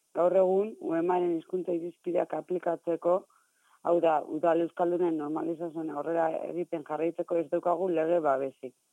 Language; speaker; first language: Basque; native; Basque